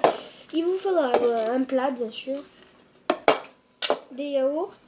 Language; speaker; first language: French; native; French